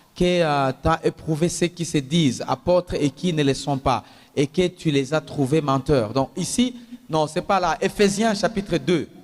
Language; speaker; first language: French; non-native, local second language; Swahili